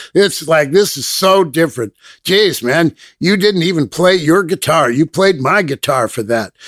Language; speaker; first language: English; native; English